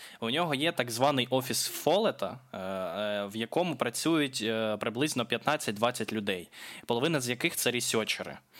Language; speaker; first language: Ukrainian; non-native, local second language; Russian